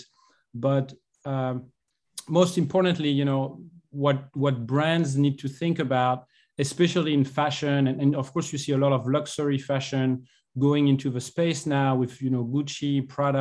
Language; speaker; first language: English; non-native, fluent; French